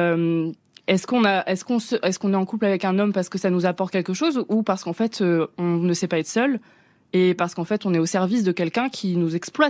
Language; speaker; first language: French; native; French